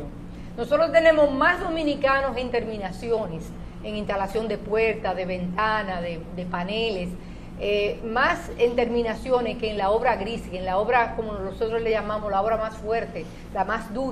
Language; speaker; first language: Spanish; native; Spanish